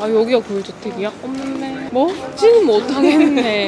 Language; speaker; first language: Korean; native; Korean